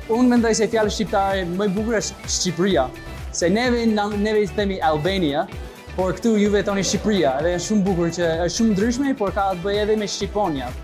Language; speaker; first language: Albanian; non-native, learner; English